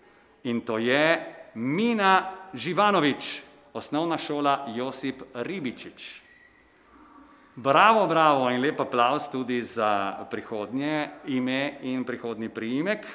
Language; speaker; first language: Slovenian; native; Slovenian